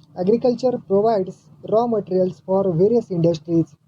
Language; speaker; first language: English; non-native, local second language; Marathi